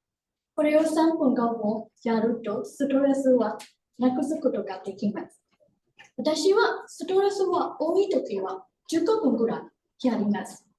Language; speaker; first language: Japanese; non-native, learner; Burmese